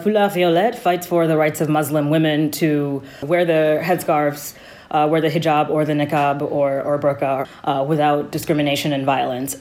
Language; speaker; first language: English; non-native, local second language; Akan